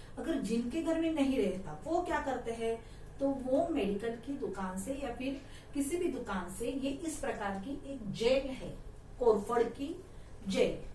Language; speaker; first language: Hindi; non-native, local second language; Marathi